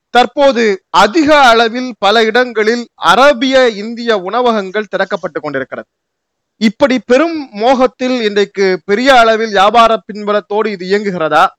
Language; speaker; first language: Tamil; native; Tamil